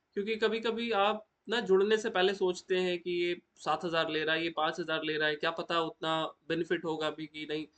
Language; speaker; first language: Hindi; native; Hindi